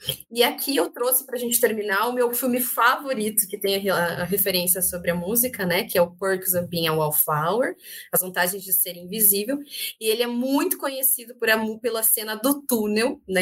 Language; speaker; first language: Portuguese; native; Portuguese